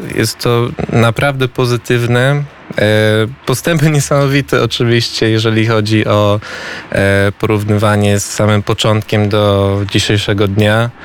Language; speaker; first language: Polish; early bilingual, heritage; Polish